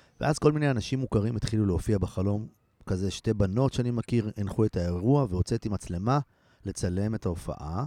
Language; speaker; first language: Hebrew; native; Hebrew